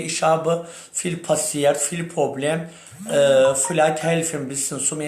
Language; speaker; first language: German; non-native, learner; Turkish